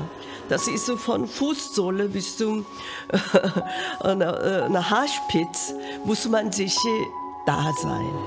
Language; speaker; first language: German; non-native, fluent; Korean